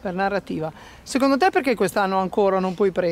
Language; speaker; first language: Italian; native; Italian